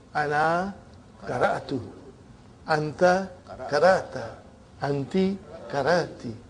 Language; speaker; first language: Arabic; non-native, fluent; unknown